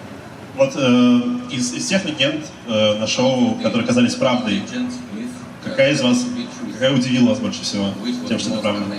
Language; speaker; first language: Russian; native; Russian